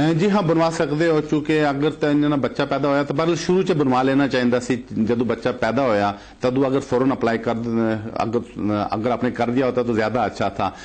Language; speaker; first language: Urdu; non-native, local second language; Punjabi